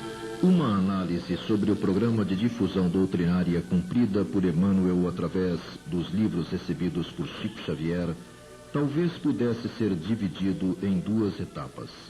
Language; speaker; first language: Portuguese; native; Portuguese